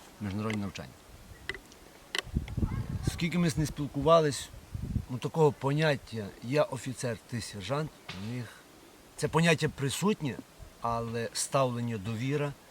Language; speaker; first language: Ukrainian; native; Ukrainian